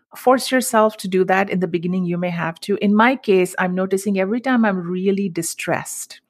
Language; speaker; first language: English; non-native, local second language; Hindi